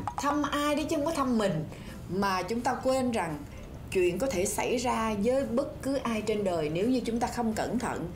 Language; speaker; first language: Vietnamese; native; Vietnamese